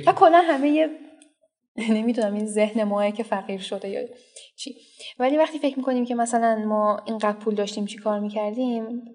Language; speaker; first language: Persian; native; Persian